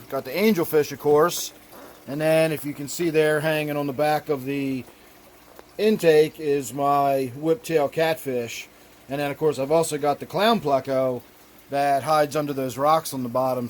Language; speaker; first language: English; native; English